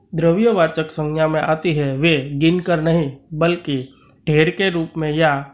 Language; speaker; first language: Hindi; non-native, local second language; Gujarati